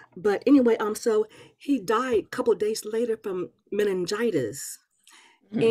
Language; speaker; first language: English; native; English